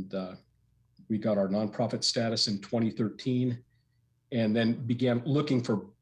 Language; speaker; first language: English; native; English